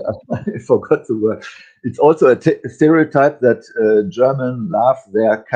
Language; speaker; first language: English; non-native, fluent; German